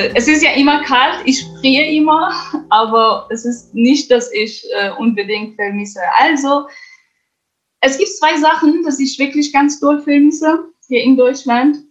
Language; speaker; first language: German; non-native, fluent; Kurdish